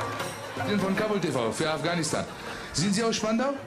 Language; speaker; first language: German; non-native, fluent; Persian